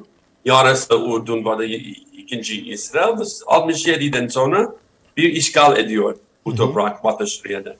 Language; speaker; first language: Turkish; non-native, fluent; English